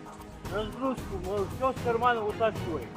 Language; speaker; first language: Russian; native; Russian